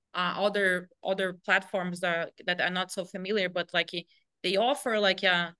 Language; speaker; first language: English; non-native, fluent; Portuguese